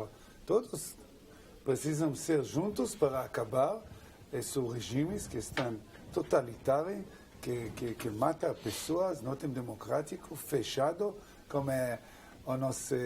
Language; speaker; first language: Portuguese; non-native, learner; Hebrew